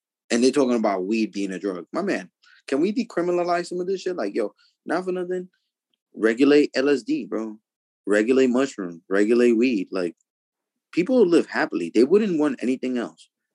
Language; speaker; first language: English; early bilingual, other home language; Spanish